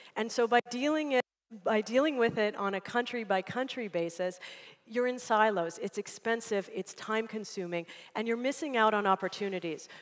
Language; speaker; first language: English; native; English